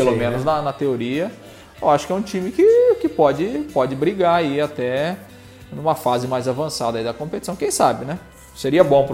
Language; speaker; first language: Portuguese; native; Portuguese